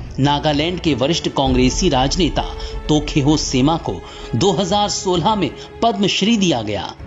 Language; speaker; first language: Hindi; native; Hindi